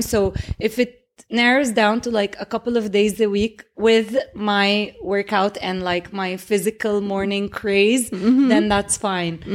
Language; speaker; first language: English; non-native, fluent; Arabic